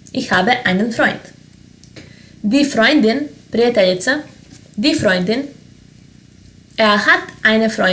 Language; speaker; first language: German; non-native, fluent; Serbian